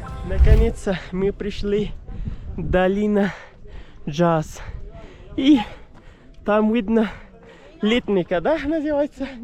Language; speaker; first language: Russian; non-native, learner; Urdu